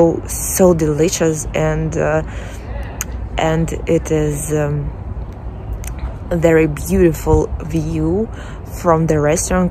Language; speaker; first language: English; non-native, learner; Russian